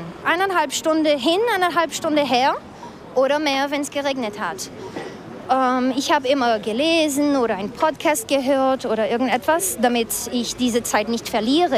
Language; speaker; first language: German; early bilingual, other home language; Portuguese